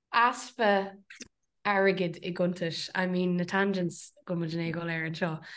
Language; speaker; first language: Irish; native; Irish